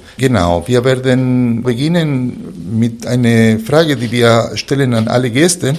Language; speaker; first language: German; non-native, fluent; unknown